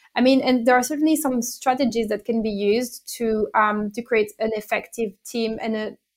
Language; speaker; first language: English; non-native, fluent; French